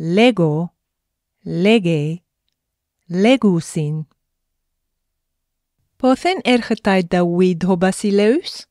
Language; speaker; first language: Greek; non-native, fluent; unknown